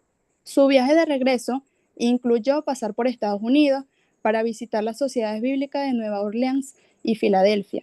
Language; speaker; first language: Spanish; native; Spanish